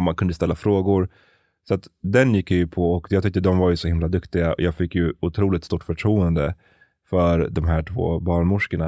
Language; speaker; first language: Swedish; native; Swedish